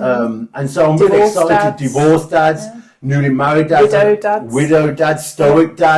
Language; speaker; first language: English; native; English